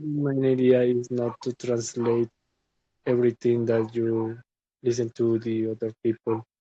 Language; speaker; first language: English; non-native, learner; Spanish